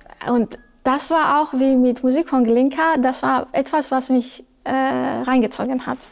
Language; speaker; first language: German; non-native, fluent; Georgian